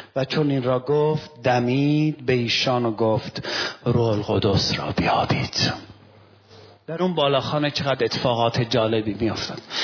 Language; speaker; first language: Persian; non-native, local second language; Armenian